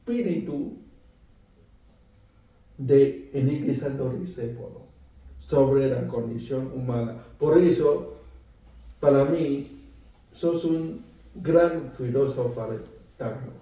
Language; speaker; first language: Spanish; non-native, fluent; Chinese